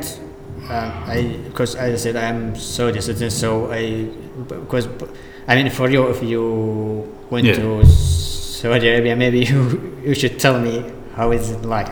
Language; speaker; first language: English; non-native, fluent; Arabic